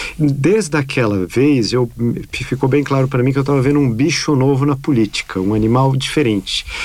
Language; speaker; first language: Portuguese; native; Portuguese